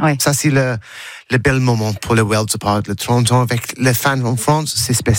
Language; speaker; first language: French; non-native, learner; English